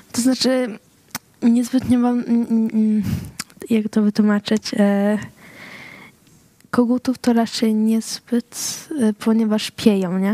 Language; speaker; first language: Polish; early bilingual, heritage; Swedish